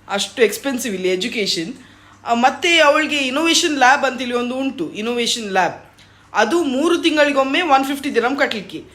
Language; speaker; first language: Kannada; native; Kannada